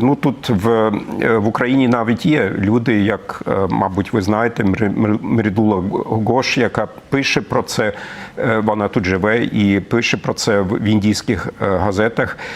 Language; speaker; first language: Ukrainian; non-native, fluent; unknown